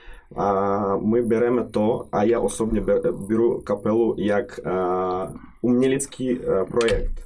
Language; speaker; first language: Czech; non-native, learner; Russian